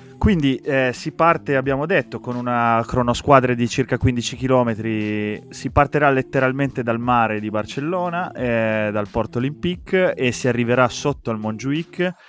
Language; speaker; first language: Italian; native; Italian